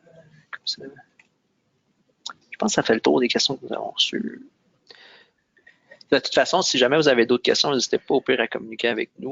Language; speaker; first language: French; native; French